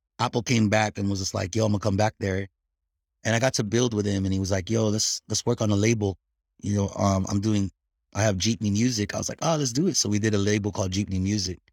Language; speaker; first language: English; early bilingual, other home language; Filipino